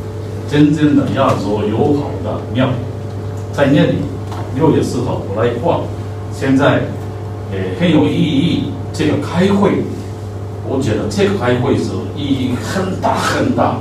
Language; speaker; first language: Chinese; non-native, learner; Japanese